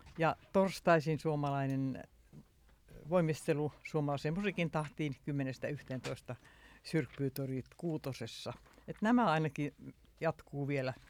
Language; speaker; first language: Finnish; early bilingual, heritage; Finnish